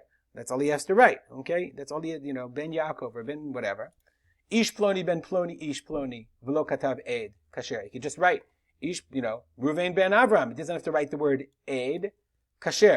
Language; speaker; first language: English; native; English